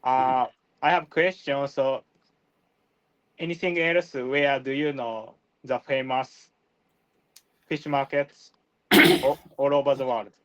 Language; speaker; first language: English; non-native, learner; Japanese